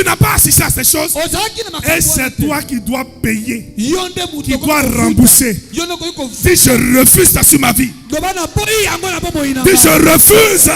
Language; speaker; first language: French; native; French